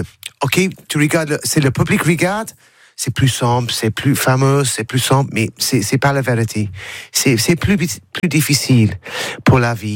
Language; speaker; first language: French; non-native, learner; English